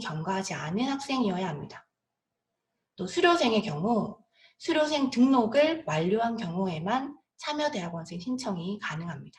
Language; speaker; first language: Korean; native; Korean